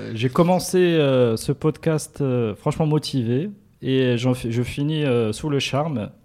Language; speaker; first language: French; non-native, local second language; Arabic